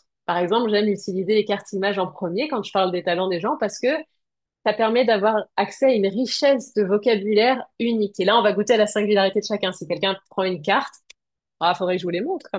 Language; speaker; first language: French; native; French